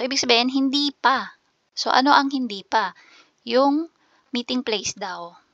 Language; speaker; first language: Filipino; native; Filipino